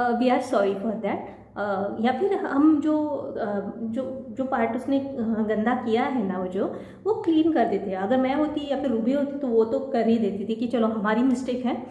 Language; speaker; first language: Hindi; non-native, local second language; Marathi